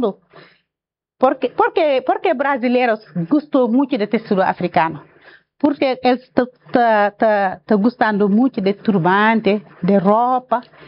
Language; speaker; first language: Portuguese; non-native, learner; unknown